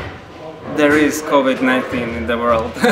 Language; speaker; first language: English; non-native, learner; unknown